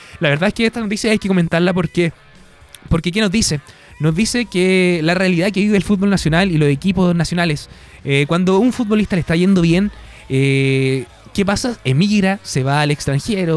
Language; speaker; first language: Spanish; native; Spanish